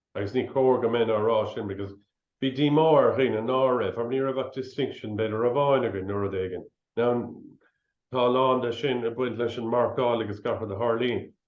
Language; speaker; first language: Irish; non-native, local second language; English